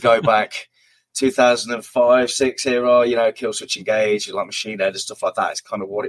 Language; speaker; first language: English; native; English